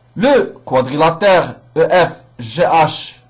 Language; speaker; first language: French; non-native, local second language; Arabic